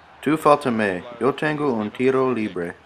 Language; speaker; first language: Spanish; non-native, learner; English